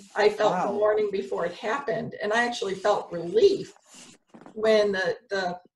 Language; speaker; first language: English; native; English